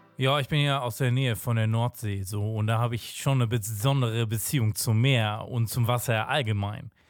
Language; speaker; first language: German; native; German